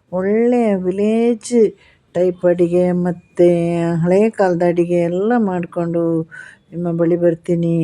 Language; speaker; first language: Kannada; non-native, local second language; Malayalam